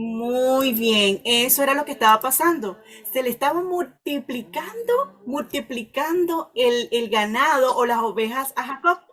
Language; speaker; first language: Spanish; native; Spanish